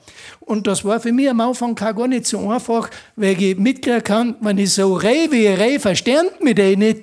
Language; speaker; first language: German; native; German